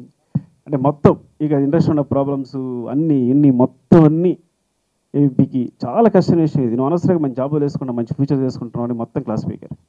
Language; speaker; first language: Telugu; native; Telugu